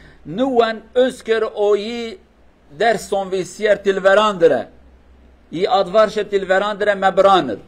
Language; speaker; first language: Norwegian; non-native, learner; Kurdish